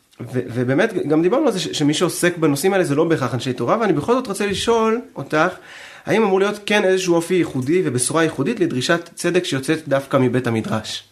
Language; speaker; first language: Hebrew; native; Hebrew